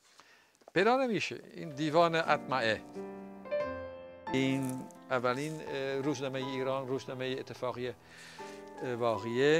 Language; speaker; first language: Persian; non-native, fluent; Dutch